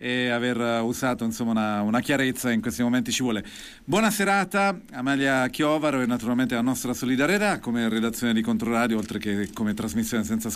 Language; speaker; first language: Italian; native; Italian